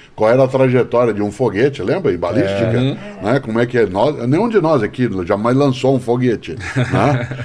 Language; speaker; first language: Portuguese; native; Portuguese